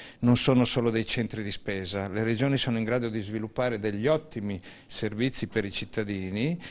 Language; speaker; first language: Italian; native; Italian